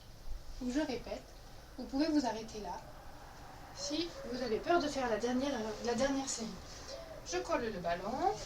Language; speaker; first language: French; native; French